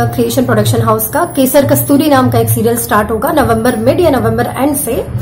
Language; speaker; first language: Hindi; native; Hindi